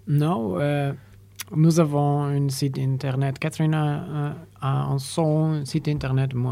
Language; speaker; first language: French; non-native, learner; Polish